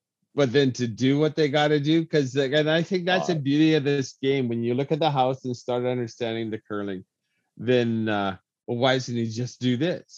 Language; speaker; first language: English; native; English